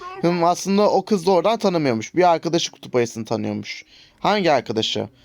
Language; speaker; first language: Turkish; native; Turkish